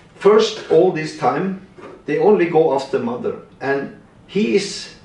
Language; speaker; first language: English; non-native, fluent; Norwegian